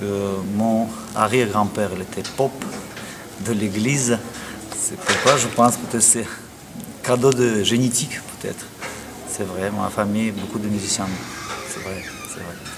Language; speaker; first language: French; non-native, learner; Russian